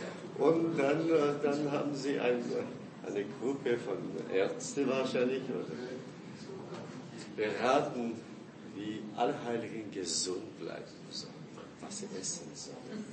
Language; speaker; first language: German; non-native, fluent; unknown